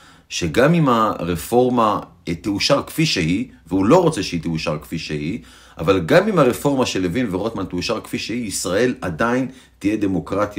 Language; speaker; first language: Hebrew; native; Hebrew